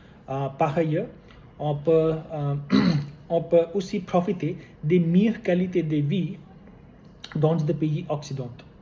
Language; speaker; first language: French; non-native, learner; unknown